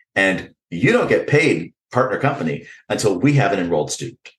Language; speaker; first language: English; native; English